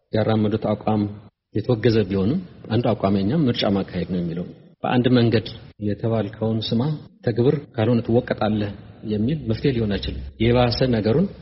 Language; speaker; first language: Amharic; non-native, local second language; Tigrinya